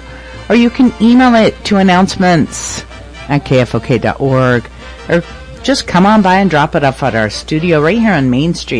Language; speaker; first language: English; native; English